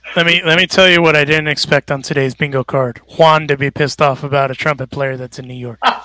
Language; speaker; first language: English; early bilingual, other home language; Spanish